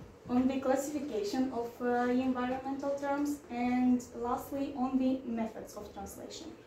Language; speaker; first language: English; non-native, fluent; Romanian